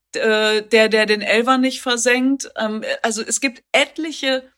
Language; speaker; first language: German; native; German